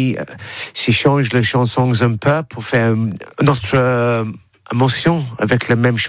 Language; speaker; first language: French; non-native, learner; English